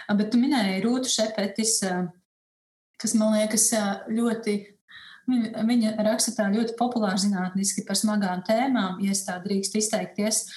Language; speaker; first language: Latvian; native; Latvian